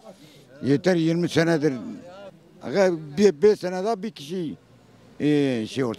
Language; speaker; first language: Turkish; non-native, local second language; Kurdish